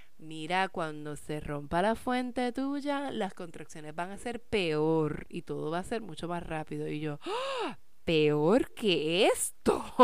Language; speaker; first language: Spanish; early bilingual, heritage; Spanish